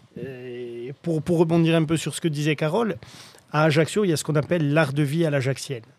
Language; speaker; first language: French; native; French